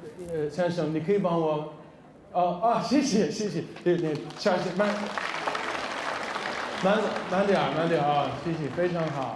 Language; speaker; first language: Chinese; non-native, learner; English